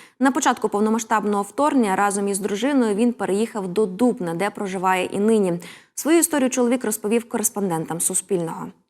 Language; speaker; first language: Ukrainian; native; Ukrainian